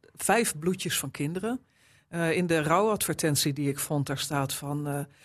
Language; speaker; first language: Dutch; native; Dutch